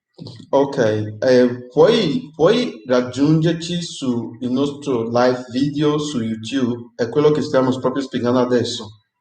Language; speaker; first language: Italian; non-native, fluent; English